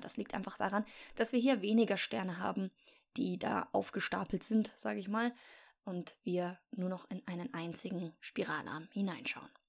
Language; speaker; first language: German; native; German